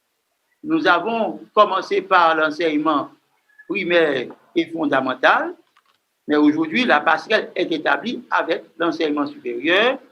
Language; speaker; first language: French; non-native, local second language; Haitian Creole